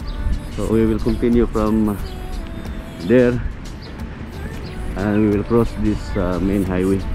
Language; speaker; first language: English; non-native, local second language; Filipino